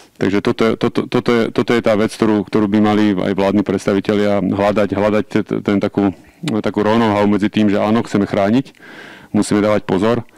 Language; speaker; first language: Slovak; native; Slovak